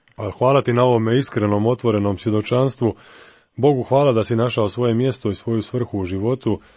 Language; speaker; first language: Croatian; native; Croatian